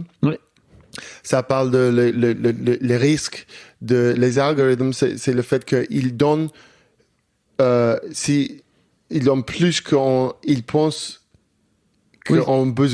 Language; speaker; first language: French; non-native, learner; English